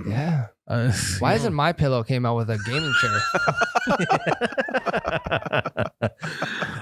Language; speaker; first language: English; native; English